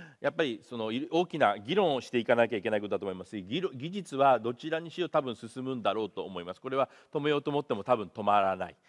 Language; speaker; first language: Japanese; native; Japanese